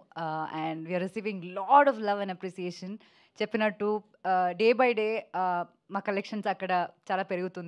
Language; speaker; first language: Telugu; non-native, local second language; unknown